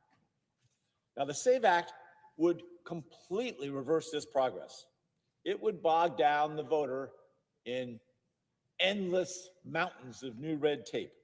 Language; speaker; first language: English; native; English